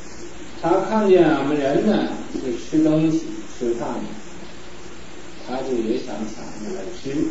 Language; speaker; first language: Chinese; native; Chinese